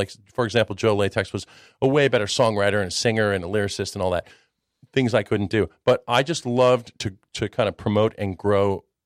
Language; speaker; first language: English; early bilingual, other home language; Czech